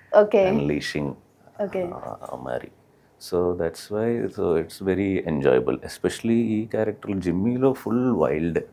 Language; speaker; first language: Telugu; non-native, learner; Malayalam